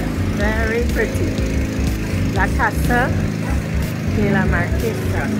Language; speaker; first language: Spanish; non-native, learner; English